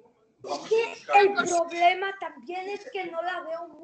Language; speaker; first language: Spanish; early bilingual, heritage; Spanish